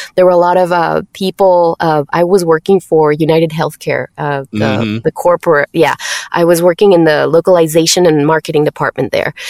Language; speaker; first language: English; non-native, fluent; Spanish